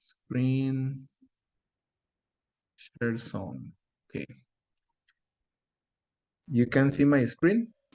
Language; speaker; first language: English; non-native, learner; Spanish